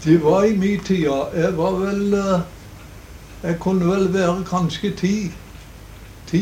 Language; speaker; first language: Norwegian; native; Norwegian